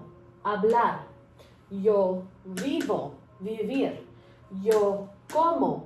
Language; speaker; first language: Spanish; early bilingual, heritage; Spanish